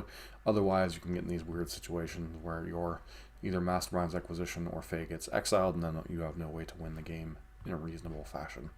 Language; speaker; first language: English; native; English